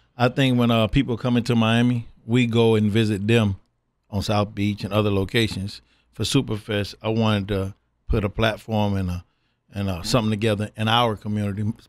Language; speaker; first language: English; native; English